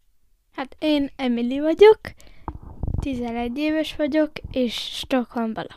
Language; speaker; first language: Hungarian; early bilingual, heritage; Hungarian